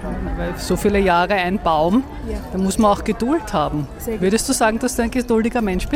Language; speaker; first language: German; native; German